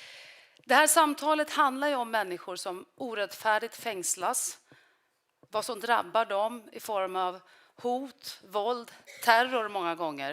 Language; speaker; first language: Swedish; native; Swedish